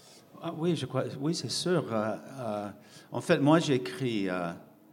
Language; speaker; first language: French; non-native, fluent; English